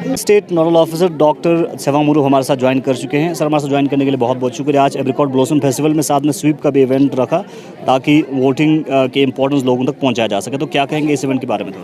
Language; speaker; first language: Hindi; non-native, local second language; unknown